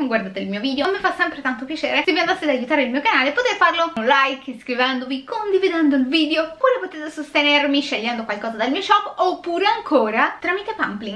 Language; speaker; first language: Italian; native; Italian